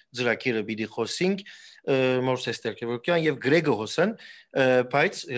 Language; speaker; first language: Armenian; early bilingual, heritage; Armenian